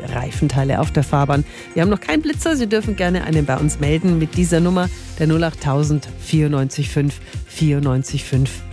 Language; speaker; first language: German; native; German